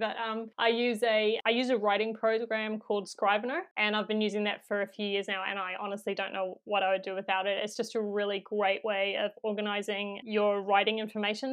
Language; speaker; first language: English; native; English